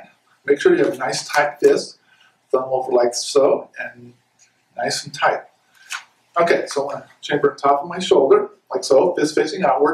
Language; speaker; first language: English; native; English